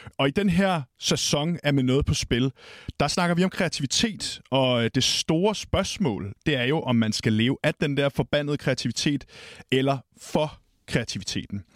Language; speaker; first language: Danish; native; Danish